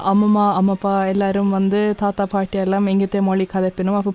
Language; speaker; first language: Tamil; early bilingual, other home language; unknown